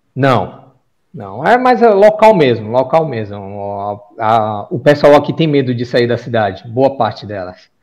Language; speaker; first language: Portuguese; native; Portuguese